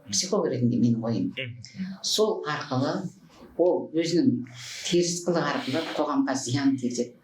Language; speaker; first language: Kazakh; native; Kazakh